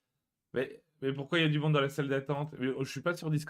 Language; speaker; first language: French; native; French